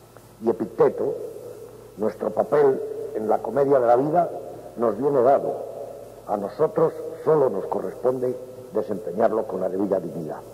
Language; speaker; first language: Spanish; native; Spanish